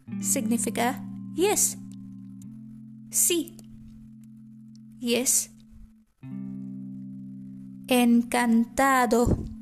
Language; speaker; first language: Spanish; non-native, learner; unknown